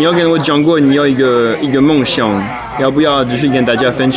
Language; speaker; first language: Chinese; non-native, fluent; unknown